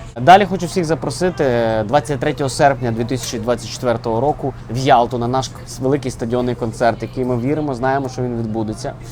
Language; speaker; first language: Ukrainian; native; Ukrainian